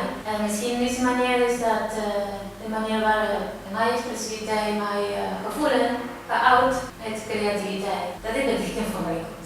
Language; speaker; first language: Dutch; non-native, learner; Spanish